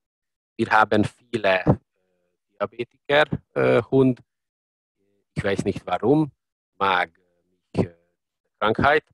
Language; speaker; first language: German; non-native, learner; Hungarian